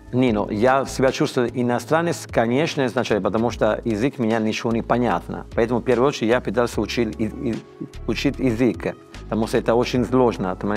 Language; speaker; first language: Russian; non-native, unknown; Italian